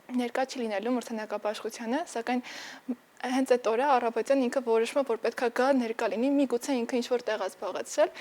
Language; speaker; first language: Armenian; native; Armenian